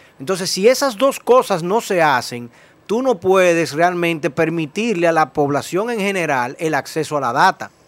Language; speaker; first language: Spanish; native; Spanish